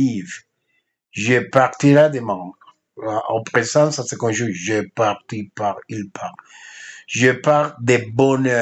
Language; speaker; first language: French; non-native, fluent; Spanish